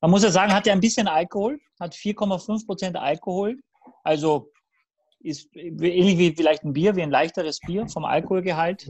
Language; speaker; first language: German; native; German